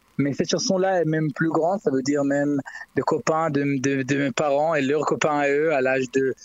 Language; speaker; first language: French; non-native, learner; Hebrew